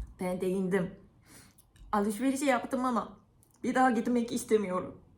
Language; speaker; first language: Turkish; non-native, fluent; Japanese